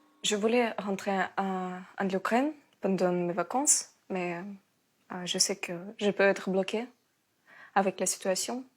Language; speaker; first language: French; non-native, learner; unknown